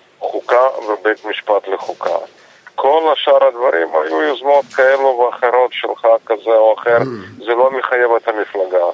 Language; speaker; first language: Hebrew; non-native, fluent; Russian